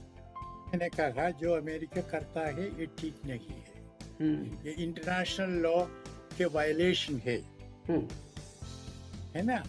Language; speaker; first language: Hindi; non-native, local second language; Malayalam